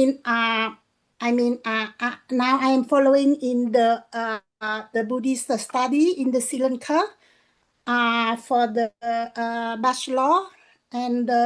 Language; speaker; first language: English; non-native, learner; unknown